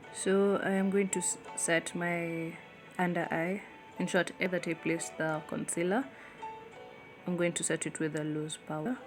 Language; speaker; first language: English; non-native, local second language; Swahili